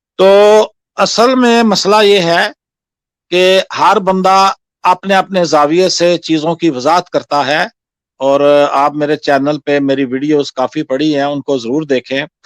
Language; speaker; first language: Urdu; non-native, local second language; Punjabi